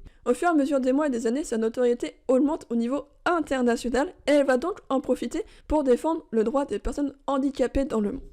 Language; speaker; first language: French; native; French